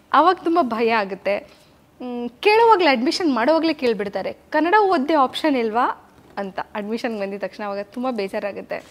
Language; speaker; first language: Kannada; native; Kannada